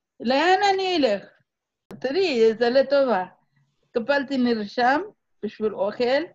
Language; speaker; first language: Hebrew; non-native, fluent; Amharic